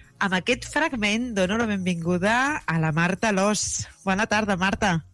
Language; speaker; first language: Catalan; native; Catalan